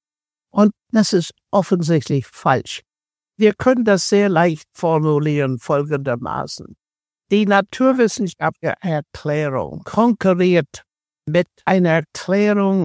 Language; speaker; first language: German; non-native, fluent; English